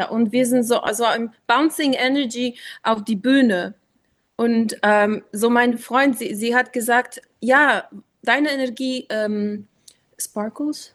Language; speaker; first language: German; non-native, learner; English